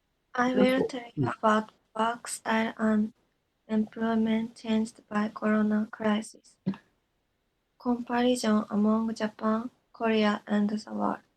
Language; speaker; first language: English; non-native, learner; Japanese